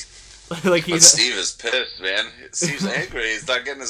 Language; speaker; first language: English; native; English